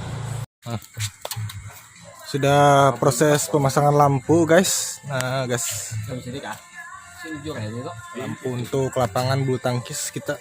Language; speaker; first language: Indonesian; non-native, local second language; Banjar